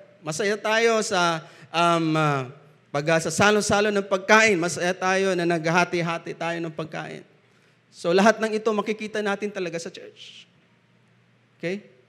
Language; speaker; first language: Filipino; non-native, local second language; Bikol